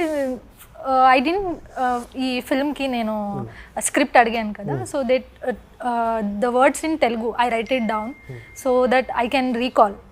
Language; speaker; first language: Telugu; non-native, learner; Hindi